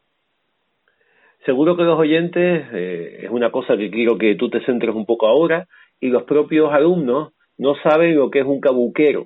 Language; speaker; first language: Spanish; native; Spanish